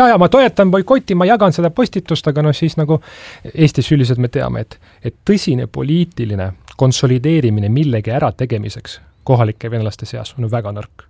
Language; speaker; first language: Estonian; non-native, local second language; Russian